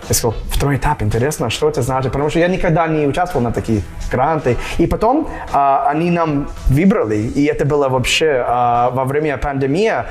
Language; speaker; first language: Russian; non-native, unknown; English